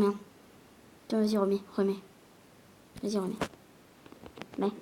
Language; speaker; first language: French; native; French